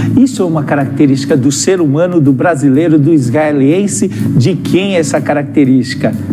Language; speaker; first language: Portuguese; native; Portuguese